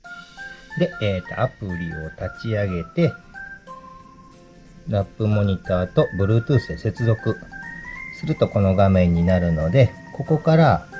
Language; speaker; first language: Japanese; native; Japanese